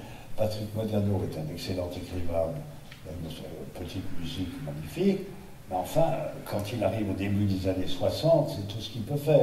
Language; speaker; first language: French; native; French